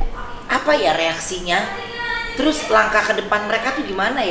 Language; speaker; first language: Indonesian; native; Indonesian